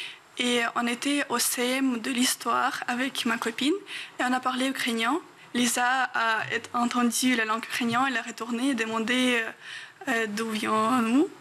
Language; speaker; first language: French; non-native, fluent; Ukrainian